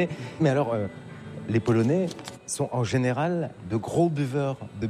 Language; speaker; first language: French; native; French